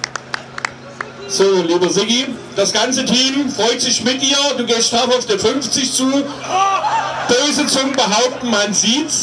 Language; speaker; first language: German; native; German